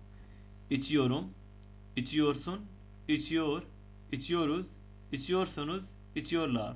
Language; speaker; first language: Turkish; non-native, fluent; Urdu